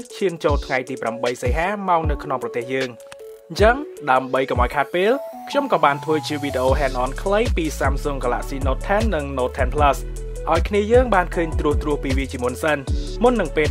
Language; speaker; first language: Khmer; native; Khmer